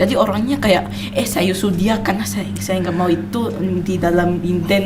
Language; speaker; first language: Indonesian; non-native, local second language; English